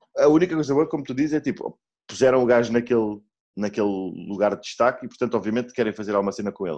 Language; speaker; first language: Portuguese; native; Portuguese